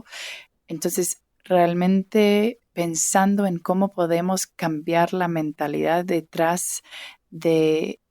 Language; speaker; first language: Spanish; early bilingual, heritage; English